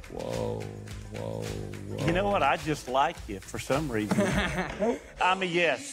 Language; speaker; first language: English; native; English